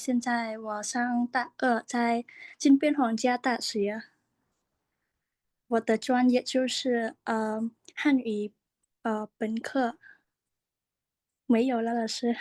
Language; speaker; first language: Chinese; non-native, learner; Khmer